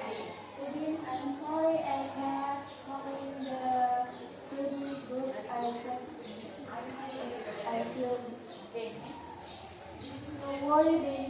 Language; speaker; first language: English; non-native, learner; Indonesian